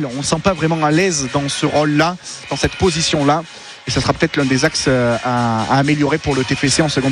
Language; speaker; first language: French; native; French